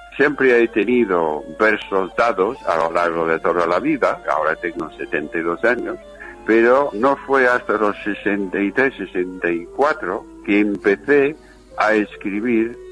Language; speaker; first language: Spanish; native; Spanish